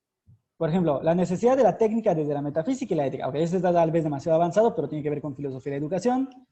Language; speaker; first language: Spanish; native; Spanish